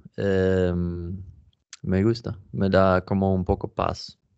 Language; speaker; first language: Spanish; non-native, learner; Swedish